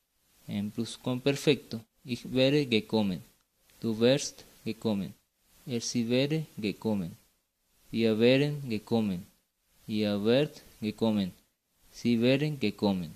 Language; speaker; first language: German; non-native, fluent; Spanish